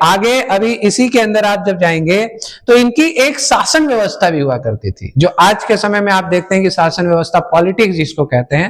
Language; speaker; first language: Hindi; native; Hindi